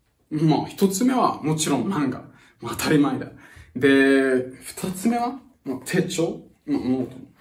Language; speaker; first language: Japanese; non-native, fluent; English